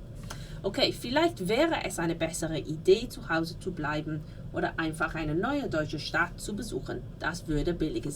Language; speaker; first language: German; non-native, fluent; English